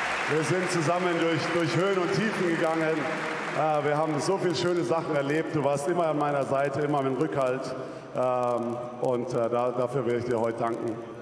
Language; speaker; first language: German; native; German